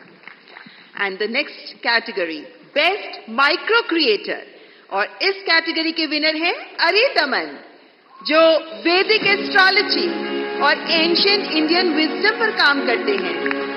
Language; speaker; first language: Hindi; native; Hindi